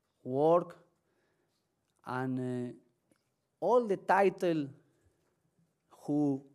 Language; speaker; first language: English; non-native, learner; Spanish